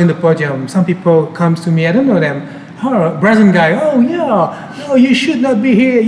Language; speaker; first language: English; non-native, fluent; French